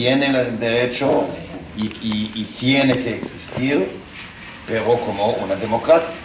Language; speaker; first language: Spanish; non-native, fluent; Hebrew